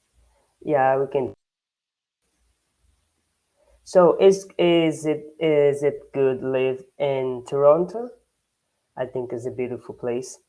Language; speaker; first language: English; non-native, learner; Portuguese